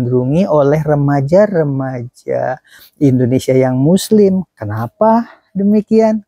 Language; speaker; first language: Indonesian; native; Indonesian